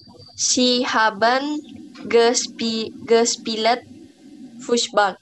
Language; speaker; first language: German; non-native, learner; Indonesian